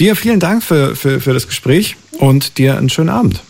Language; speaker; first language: German; native; German